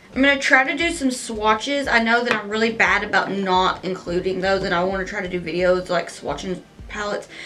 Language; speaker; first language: English; native; English